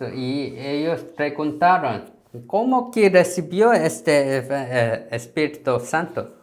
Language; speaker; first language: Spanish; non-native, learner; Korean